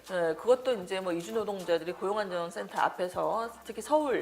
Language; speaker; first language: Korean; native; Korean